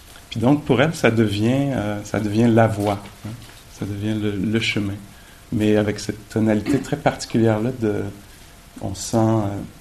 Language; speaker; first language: French; native; French